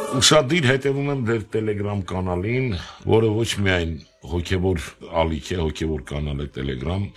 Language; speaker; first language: Armenian; native; Armenian